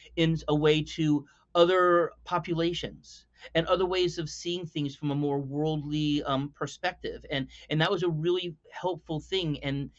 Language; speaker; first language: English; native; English